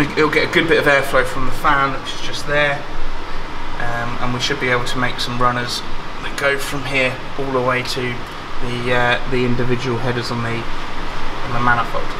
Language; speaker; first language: English; native; English